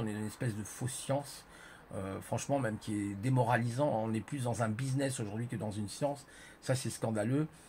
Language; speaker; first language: French; native; French